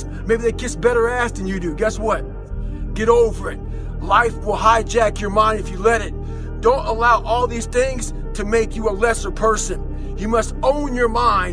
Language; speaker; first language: English; native; English